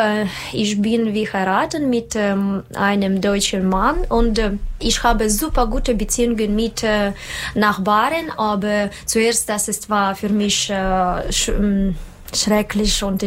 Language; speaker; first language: German; non-native, learner; Russian